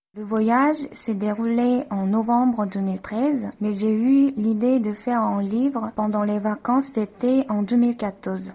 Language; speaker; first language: French; non-native, fluent; Korean